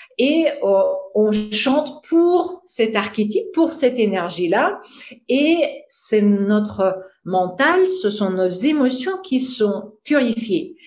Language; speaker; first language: French; non-native, fluent; Russian